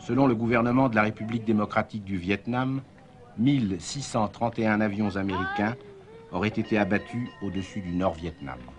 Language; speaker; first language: French; native; French